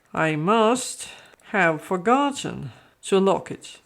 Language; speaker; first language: English; non-native, fluent; Ukrainian